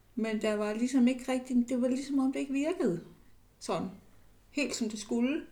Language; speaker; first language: Danish; native; Danish